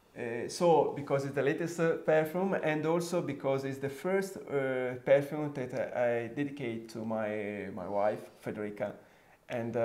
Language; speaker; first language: English; non-native, fluent; Italian